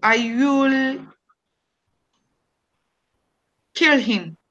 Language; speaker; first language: English; non-native, learner; Spanish